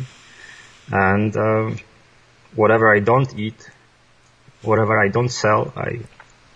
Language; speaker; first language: English; non-native, fluent; Polish